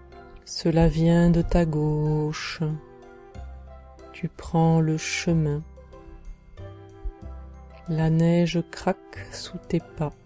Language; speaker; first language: French; native; French